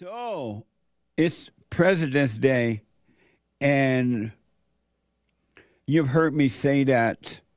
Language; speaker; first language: English; native; English